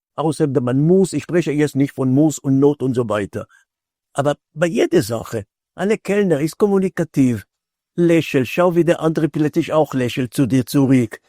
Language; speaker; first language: German; non-native, fluent; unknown